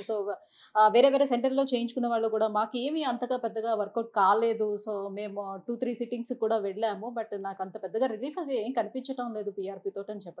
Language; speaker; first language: Telugu; native; Telugu